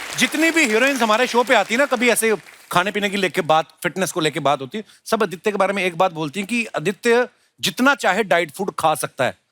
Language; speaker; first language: Hindi; non-native, local second language; Punjabi